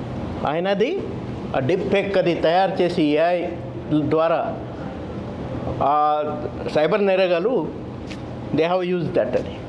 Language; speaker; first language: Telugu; non-native, fluent; Marathi